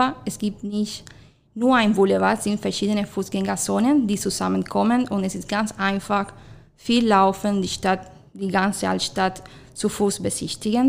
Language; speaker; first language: German; non-native, fluent; Spanish